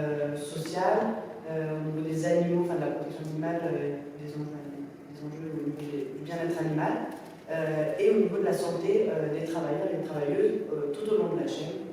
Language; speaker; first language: French; native; French